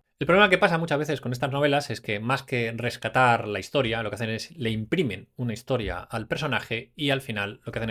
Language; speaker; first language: Spanish; native; Spanish